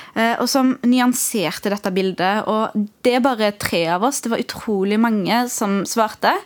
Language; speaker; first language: Norwegian; early bilingual, other home language; Arabic